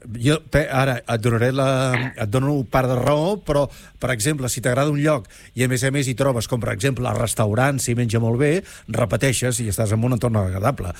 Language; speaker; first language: Catalan; native; Catalan